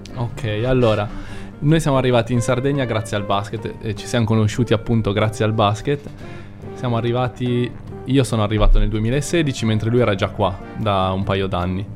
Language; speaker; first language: Italian; native; Italian